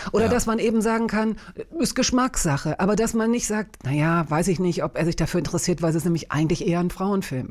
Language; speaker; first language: German; native; German